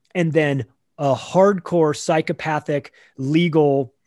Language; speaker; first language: English; native; English